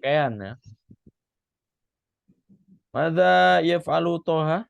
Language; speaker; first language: Arabic; non-native, fluent; Indonesian